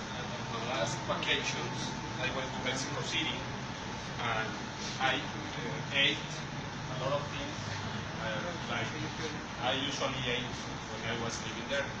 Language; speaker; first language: English; non-native, learner; Spanish